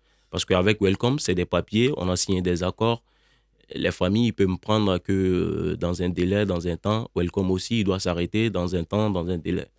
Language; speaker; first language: French; non-native, local second language; Bambara